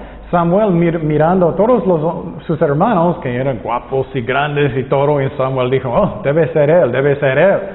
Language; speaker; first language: Spanish; non-native, fluent; English